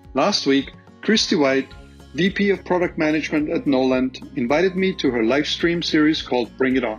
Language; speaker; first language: English; non-native, fluent; German